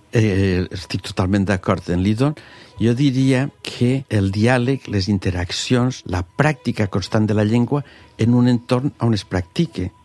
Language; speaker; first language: Catalan; native; Catalan